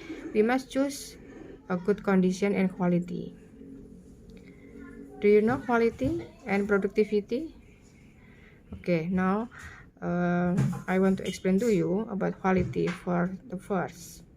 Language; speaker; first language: English; non-native, learner; Indonesian